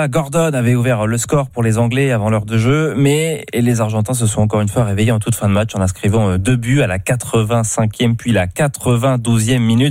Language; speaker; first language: French; native; French